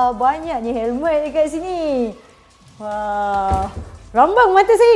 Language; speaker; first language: Malay; native; Malay